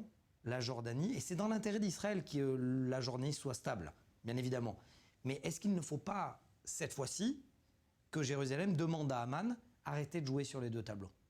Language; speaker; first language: French; native; French